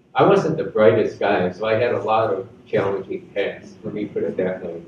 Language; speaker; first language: English; native; English